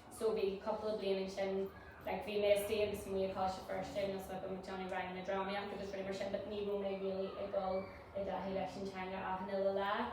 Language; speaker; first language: Irish; non-native, local second language; English